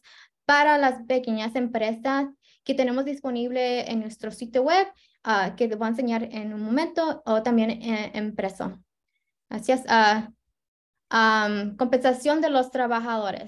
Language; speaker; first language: Spanish; early bilingual, heritage; Spanish